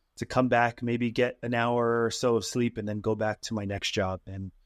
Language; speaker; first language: English; native; English